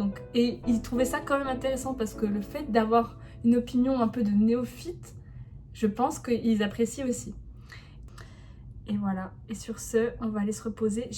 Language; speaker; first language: French; native; French